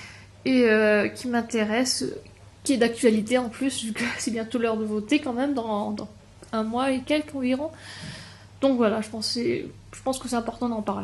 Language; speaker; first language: French; native; French